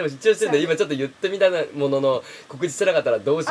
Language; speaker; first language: Japanese; native; Japanese